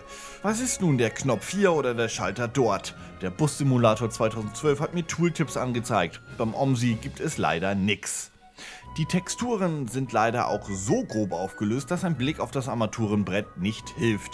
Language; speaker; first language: German; native; German